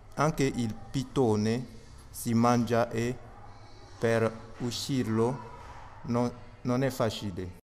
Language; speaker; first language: Italian; non-native, learner; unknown